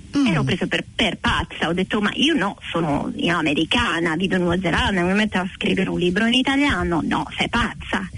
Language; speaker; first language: Italian; non-native, fluent; English